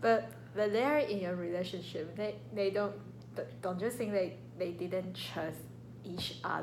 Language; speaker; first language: English; non-native, learner; Chinese